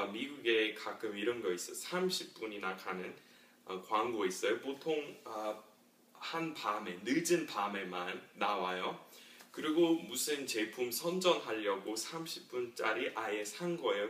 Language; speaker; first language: Korean; non-native, fluent; English